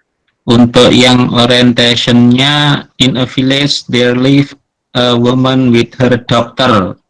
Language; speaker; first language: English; non-native, learner; Indonesian